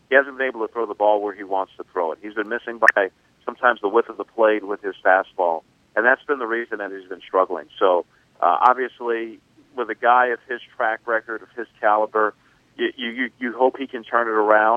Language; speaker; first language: English; native; English